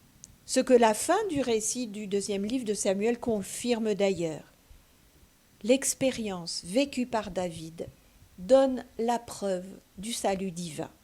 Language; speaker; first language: French; native; French